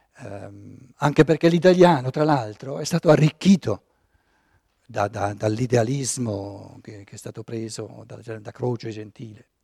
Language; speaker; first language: Italian; non-native, fluent; German